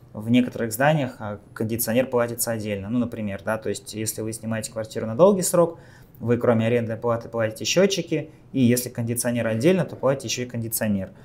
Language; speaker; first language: Russian; native; Russian